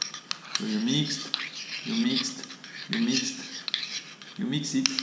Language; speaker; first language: English; non-native, fluent; French